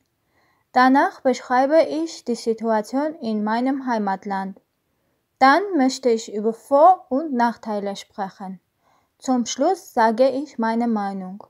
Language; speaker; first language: German; non-native, learner; Armenian